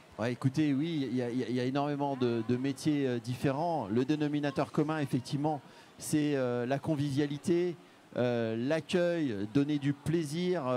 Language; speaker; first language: French; native; French